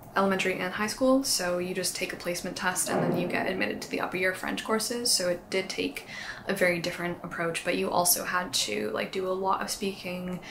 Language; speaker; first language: English; native; English